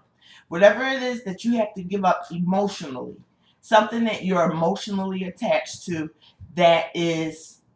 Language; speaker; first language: English; native; English